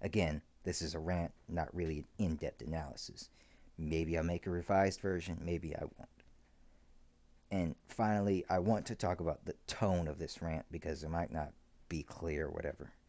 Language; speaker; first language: English; native; English